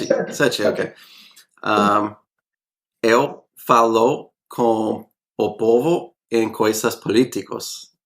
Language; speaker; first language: Portuguese; non-native, learner; English